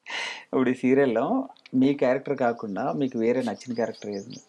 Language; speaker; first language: Telugu; native; Telugu